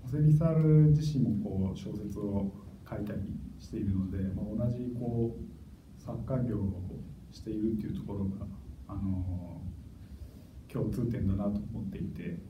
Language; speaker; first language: Japanese; native; Japanese